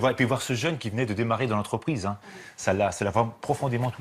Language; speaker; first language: French; native; French